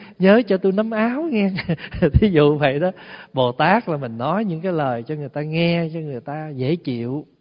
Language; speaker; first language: Vietnamese; early bilingual, heritage; Vietnamese